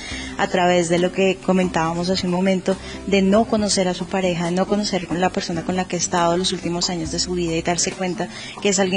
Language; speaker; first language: Spanish; native; Spanish